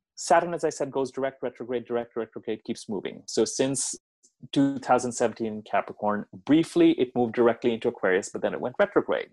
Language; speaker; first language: English; non-native, local second language; Hindi